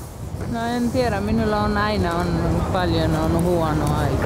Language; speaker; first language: Finnish; non-native, learner; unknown